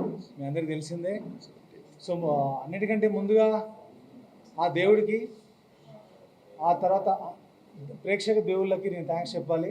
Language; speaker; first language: Telugu; native; Telugu